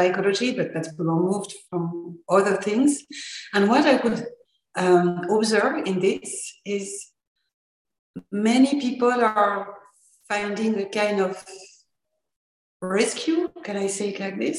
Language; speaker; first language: English; non-native, fluent; French